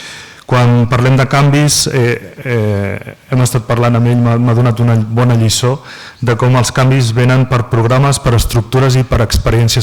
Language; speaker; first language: Catalan; native; Catalan